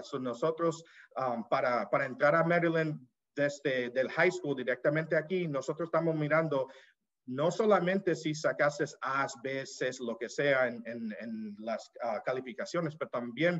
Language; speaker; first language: Spanish; early bilingual, heritage; Spanish